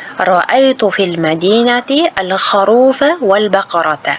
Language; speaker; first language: Arabic; non-native, fluent; Uzbek